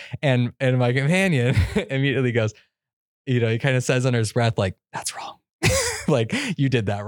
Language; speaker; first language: English; native; English